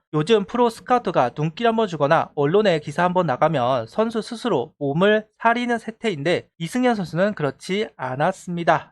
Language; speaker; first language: Korean; native; Korean